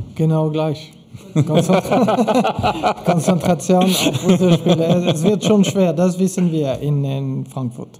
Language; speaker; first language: German; non-native, local second language; French